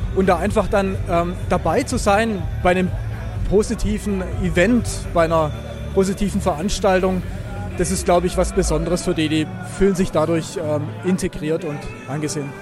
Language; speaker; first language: German; native; German